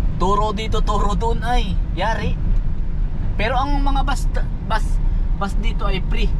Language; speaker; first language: Filipino; native; Filipino